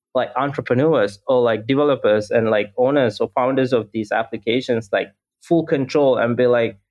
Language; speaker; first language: English; non-native, local second language; Sinhala